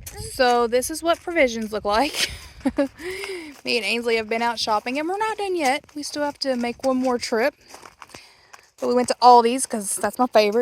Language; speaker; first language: English; native; English